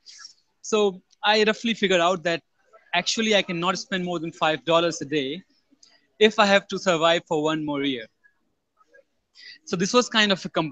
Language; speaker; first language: English; non-native, local second language; Hindi